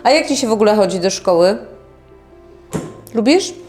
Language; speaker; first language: Polish; native; Polish